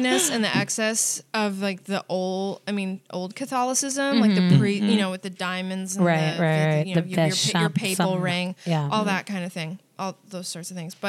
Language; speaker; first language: English; native; English